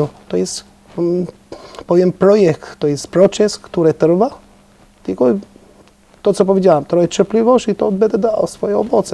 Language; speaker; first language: Polish; non-native, fluent; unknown